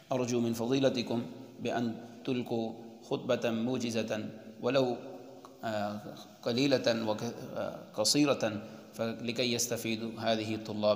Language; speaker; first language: Arabic; non-native, fluent; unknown